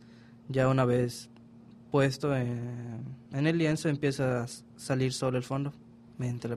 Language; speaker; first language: Spanish; native; Spanish